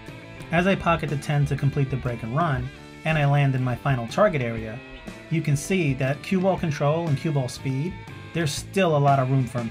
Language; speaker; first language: English; native; English